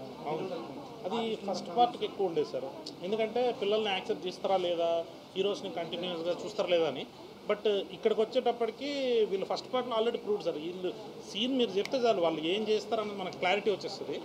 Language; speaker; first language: Telugu; native; Telugu